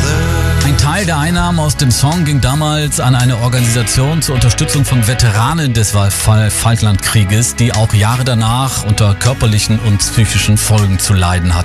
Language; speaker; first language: German; native; German